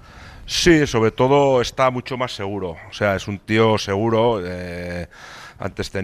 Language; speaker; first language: Spanish; native; Spanish